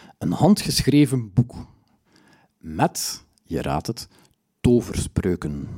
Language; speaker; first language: Dutch; native; Dutch